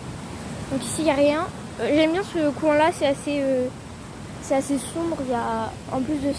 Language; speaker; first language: French; native; French